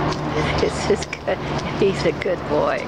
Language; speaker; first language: English; native; English